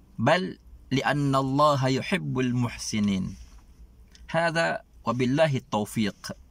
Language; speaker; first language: Arabic; non-native, fluent; Malay